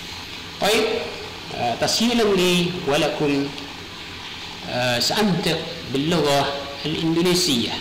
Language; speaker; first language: Arabic; non-native, fluent; Indonesian